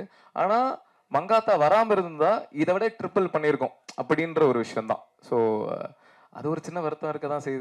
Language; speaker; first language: Tamil; native; Tamil